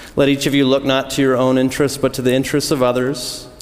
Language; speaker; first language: English; native; English